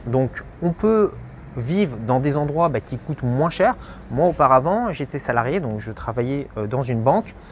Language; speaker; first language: French; native; French